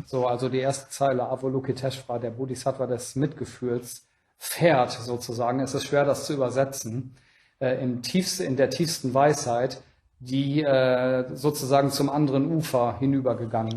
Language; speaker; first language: German; native; German